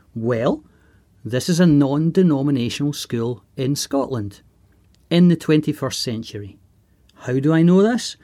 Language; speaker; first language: English; native; English